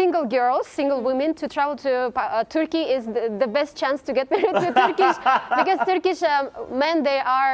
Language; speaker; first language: English; non-native, fluent; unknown